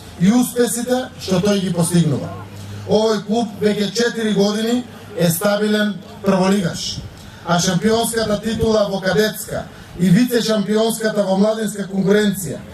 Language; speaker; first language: Macedonian; native; Macedonian